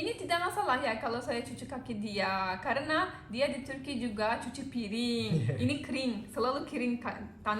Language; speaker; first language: Indonesian; non-native, learner; Turkish